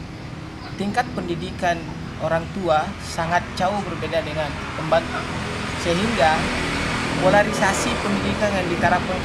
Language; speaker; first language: Indonesian; native; Indonesian